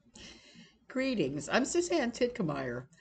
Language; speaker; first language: English; native; English